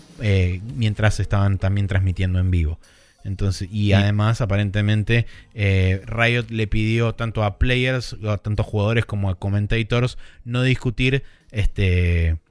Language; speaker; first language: Spanish; native; Spanish